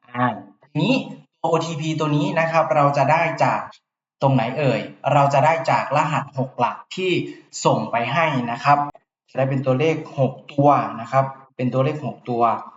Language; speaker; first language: Thai; native; Thai